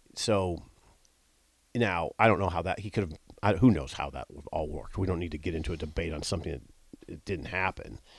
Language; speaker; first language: English; native; English